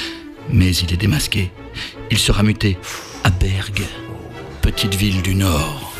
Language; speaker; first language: French; native; French